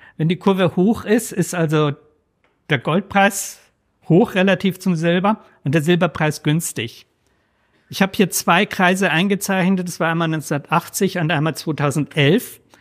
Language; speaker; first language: German; native; German